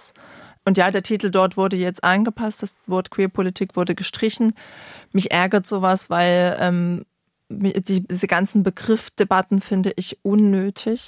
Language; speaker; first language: German; native; German